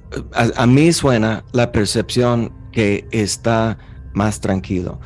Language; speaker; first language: Spanish; non-native, fluent; English